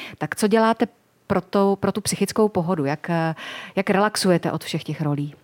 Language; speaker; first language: Czech; native; Czech